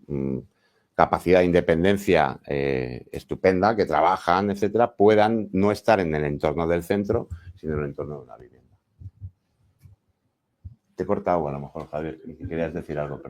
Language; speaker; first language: Spanish; native; Spanish